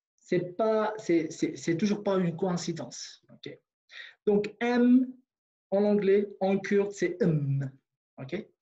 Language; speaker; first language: French; non-native, fluent; Kurdish